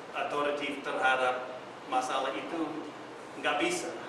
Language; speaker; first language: Indonesian; non-native, fluent; English